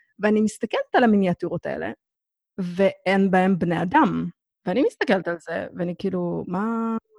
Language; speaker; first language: Hebrew; native; Hebrew